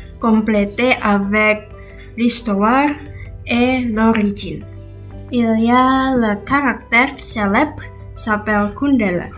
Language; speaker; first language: French; non-native, learner; Indonesian